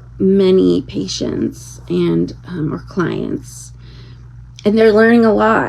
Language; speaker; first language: English; native; English